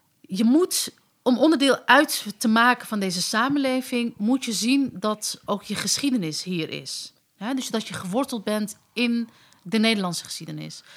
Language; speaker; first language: Dutch; early bilingual, other home language; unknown